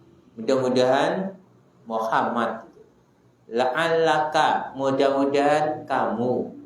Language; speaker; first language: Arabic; non-native, fluent; Indonesian